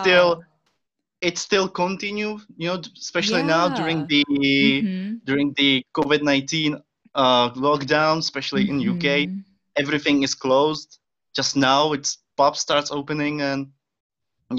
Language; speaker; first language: English; non-native, fluent; Czech